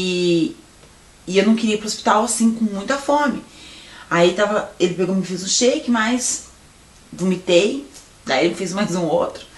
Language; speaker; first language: Portuguese; native; Portuguese